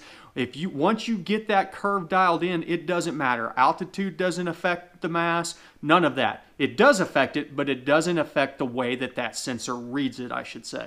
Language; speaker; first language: English; native; English